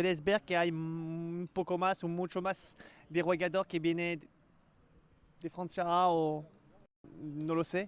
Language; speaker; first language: Spanish; non-native, learner; French